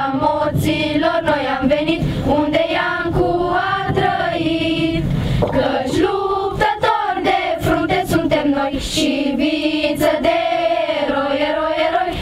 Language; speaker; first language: Romanian; native; Romanian